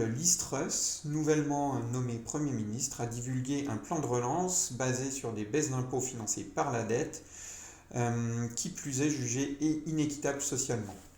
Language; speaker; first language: French; native; French